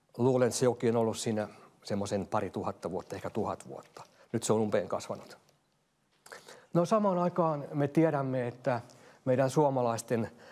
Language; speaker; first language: Finnish; native; Finnish